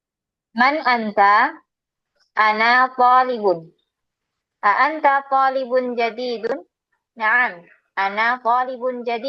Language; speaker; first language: Arabic; non-native, learner; Indonesian